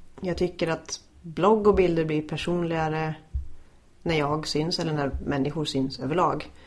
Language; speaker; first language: Swedish; native; Swedish